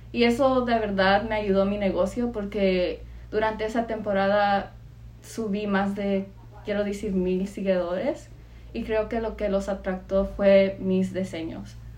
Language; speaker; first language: Spanish; early bilingual, heritage; Spanish